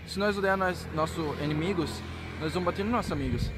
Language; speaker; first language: Portuguese; early bilingual, heritage; Portuguese